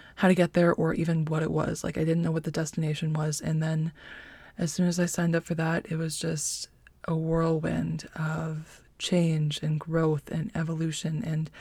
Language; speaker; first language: English; native; English